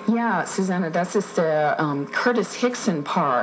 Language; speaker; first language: German; non-native, fluent; English